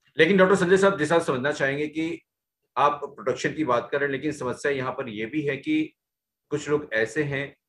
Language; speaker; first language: Hindi; native; Hindi